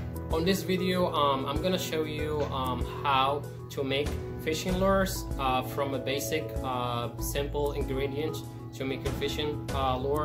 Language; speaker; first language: English; non-native, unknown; Arabic